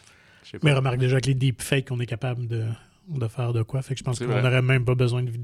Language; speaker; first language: French; native; French